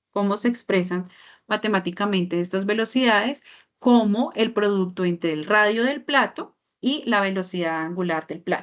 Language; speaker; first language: Spanish; native; Spanish